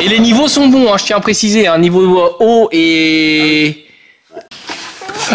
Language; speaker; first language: French; native; French